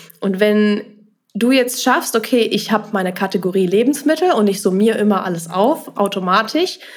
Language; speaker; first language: German; native; German